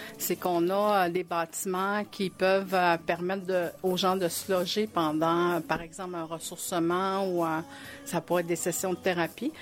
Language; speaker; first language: French; native; French